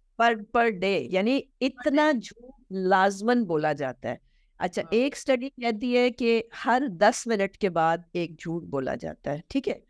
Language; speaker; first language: Urdu; native; Urdu